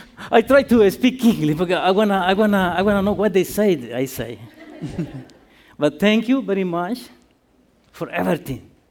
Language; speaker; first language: English; non-native, learner; Spanish